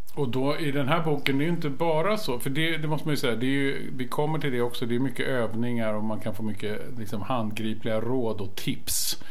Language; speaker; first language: Swedish; native; Swedish